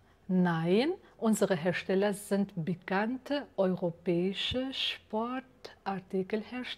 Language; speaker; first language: German; non-native, fluent; Uzbek